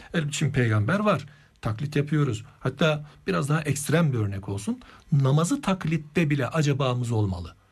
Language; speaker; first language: Turkish; native; Turkish